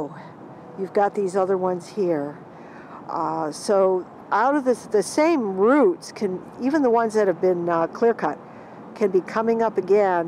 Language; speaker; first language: English; native; English